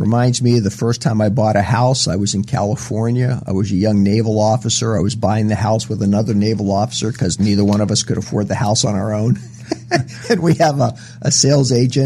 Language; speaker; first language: English; native; English